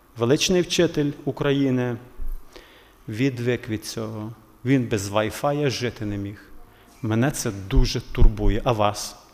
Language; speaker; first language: Ukrainian; native; Ukrainian